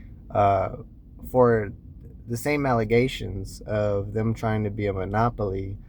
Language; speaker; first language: English; native; English